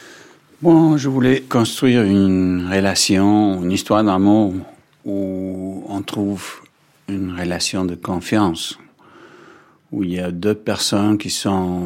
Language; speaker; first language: French; non-native, fluent; English